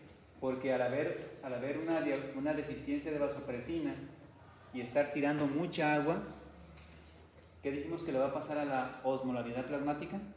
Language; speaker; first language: Spanish; native; Spanish